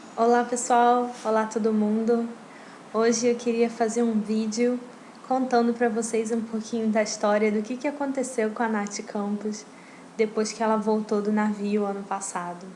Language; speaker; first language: Portuguese; native; Portuguese